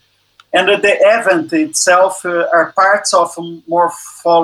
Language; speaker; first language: English; non-native, learner; Portuguese